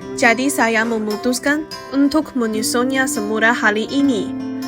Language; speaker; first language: Malay; non-native, learner; Chinese